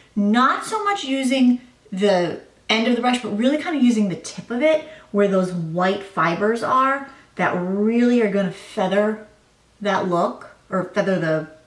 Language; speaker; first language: English; native; English